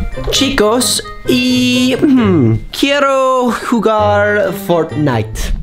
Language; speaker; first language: Spanish; non-native, learner; English